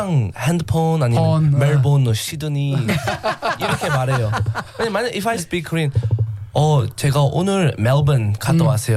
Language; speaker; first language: Korean; non-native, learner; English